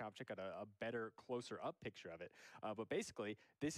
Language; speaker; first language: Japanese; native; Japanese